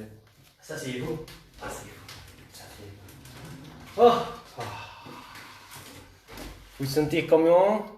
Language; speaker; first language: French; non-native, learner; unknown